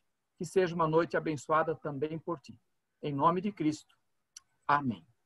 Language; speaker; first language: Portuguese; native; Portuguese